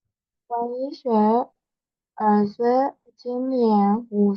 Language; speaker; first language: Chinese; non-native, learner; Burmese